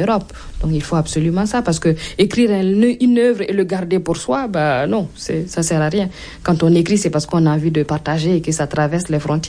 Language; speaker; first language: French; non-native, local second language; Mossi